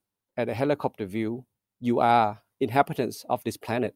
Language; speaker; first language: English; early bilingual, other home language; Vietnamese